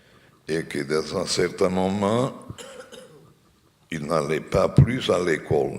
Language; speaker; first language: French; non-native, fluent; Portuguese